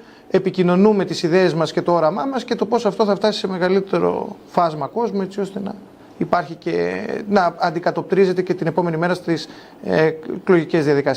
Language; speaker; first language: Greek; native; Greek